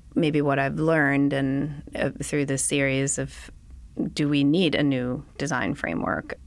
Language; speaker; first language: English; non-native, fluent; Danish